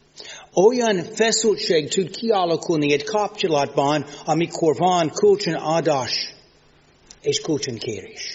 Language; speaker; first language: Hungarian; non-native, fluent; English